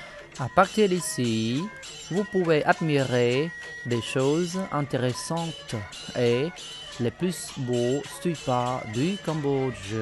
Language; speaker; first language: French; non-native, fluent; Khmer